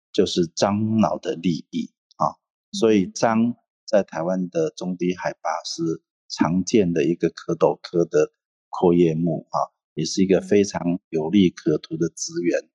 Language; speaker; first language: Chinese; non-native, local second language; Hakka Chinese